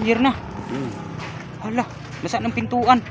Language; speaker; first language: Filipino; non-native, local second language; Cebuano